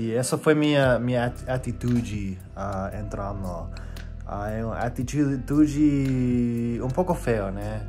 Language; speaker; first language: Portuguese; non-native, fluent; English